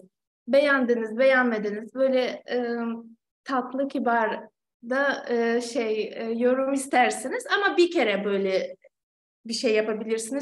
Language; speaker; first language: Turkish; non-native, fluent; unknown